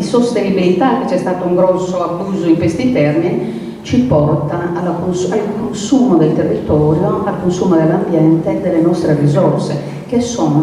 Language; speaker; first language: Italian; native; Italian